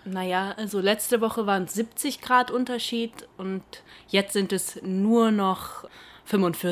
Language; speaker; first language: German; early bilingual, heritage; Portuguese